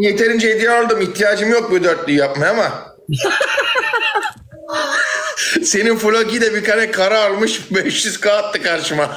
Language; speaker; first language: Turkish; native; Turkish